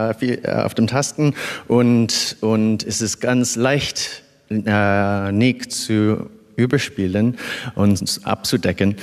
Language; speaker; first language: German; non-native, fluent; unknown